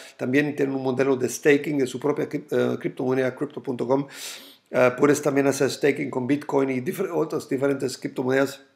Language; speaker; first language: Spanish; non-native, fluent; German